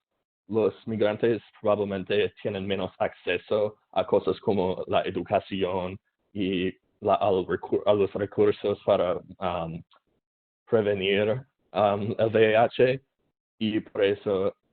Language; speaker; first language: Spanish; non-native, learner; English